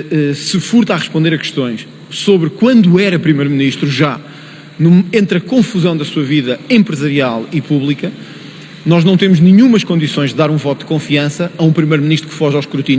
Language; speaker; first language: Portuguese; native; Portuguese